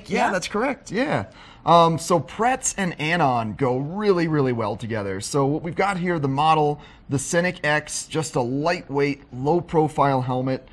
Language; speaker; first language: English; native; English